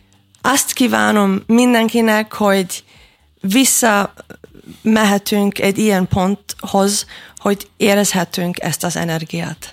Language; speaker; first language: Hungarian; non-native, learner; German